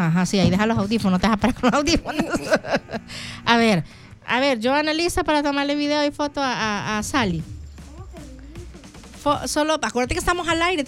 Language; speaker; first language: Spanish; native; Spanish